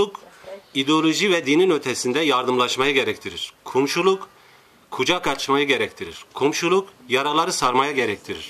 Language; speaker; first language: Turkish; native; Turkish